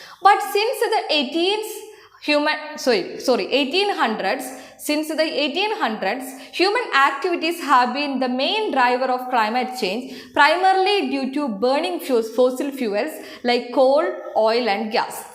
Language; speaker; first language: English; non-native, local second language; Malayalam